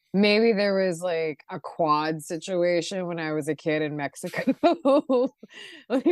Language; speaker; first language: English; native; English